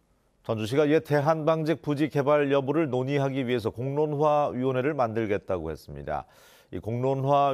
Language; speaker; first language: Korean; native; Korean